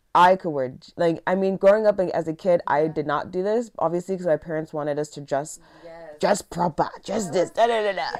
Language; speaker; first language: English; early bilingual, other home language; Yoruba